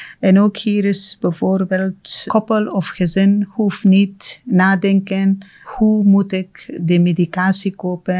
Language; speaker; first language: Dutch; non-native, fluent; Persian